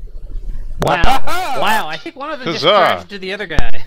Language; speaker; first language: English; native; English